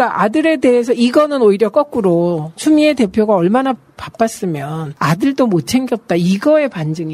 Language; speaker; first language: Korean; native; Korean